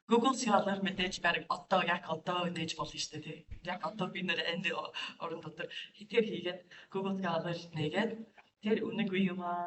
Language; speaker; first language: Mongolian; non-native, fluent; English